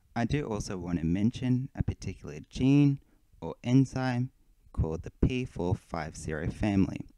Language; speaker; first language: English; native; English